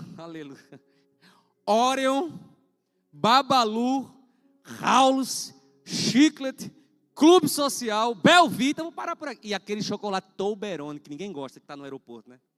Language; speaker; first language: Portuguese; native; Portuguese